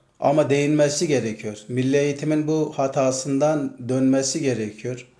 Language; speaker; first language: Turkish; non-native, local second language; Zaza